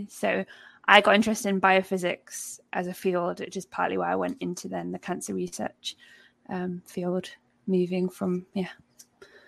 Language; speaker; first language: English; native; English